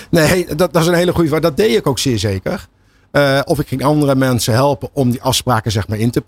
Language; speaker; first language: Dutch; native; Dutch